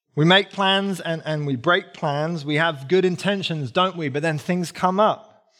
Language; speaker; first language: English; native; English